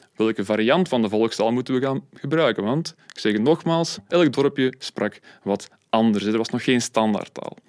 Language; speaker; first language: Dutch; native; Dutch